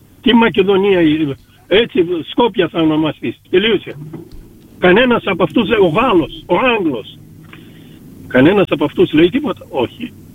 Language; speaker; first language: Greek; early bilingual, heritage; Greek